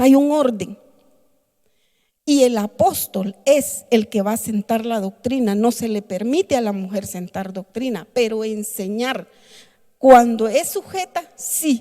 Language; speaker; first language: Spanish; native; Spanish